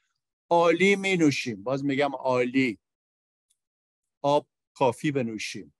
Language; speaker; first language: Persian; native; Persian